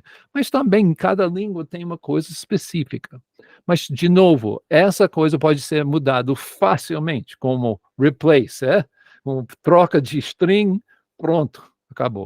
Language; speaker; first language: Portuguese; non-native, fluent; English